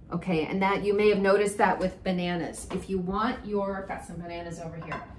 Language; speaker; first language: English; native; English